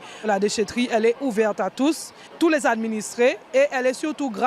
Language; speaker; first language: French; native; French